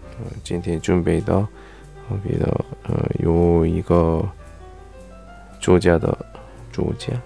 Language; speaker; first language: Chinese; non-native, learner; Korean